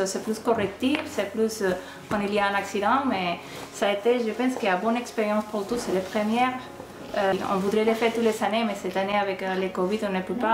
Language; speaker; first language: French; non-native, fluent; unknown